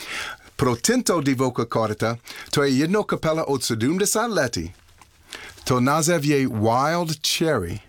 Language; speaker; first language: Czech; non-native, learner; English